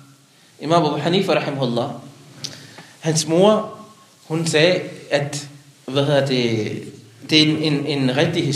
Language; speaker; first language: Danish; non-native, local second language; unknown